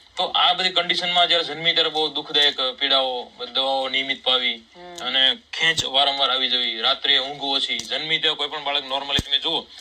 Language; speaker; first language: Gujarati; native; Gujarati